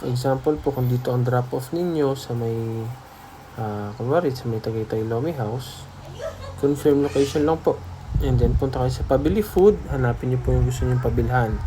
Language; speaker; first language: Filipino; native; Filipino